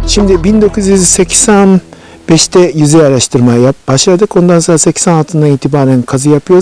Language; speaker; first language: Turkish; non-native, fluent; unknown